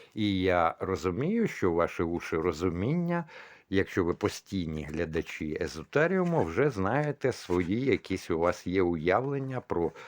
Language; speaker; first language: Ukrainian; non-native, local second language; Russian